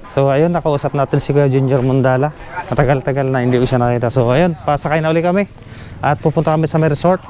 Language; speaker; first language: Filipino; native; Filipino